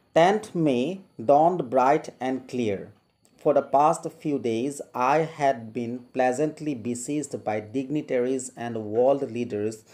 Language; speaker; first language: English; non-native, local second language; Assamese